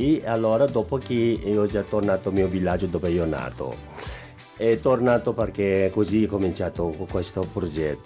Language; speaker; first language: Italian; non-native, learner; Nepali